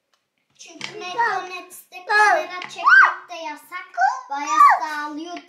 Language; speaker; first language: Turkish; early bilingual, heritage; Turkish